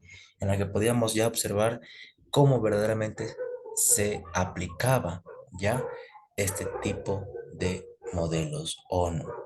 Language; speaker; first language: Spanish; native; Spanish